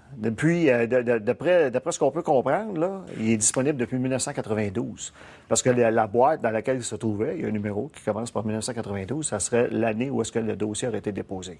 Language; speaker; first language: French; native; French